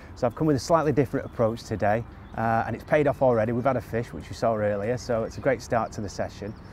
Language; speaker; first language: English; native; English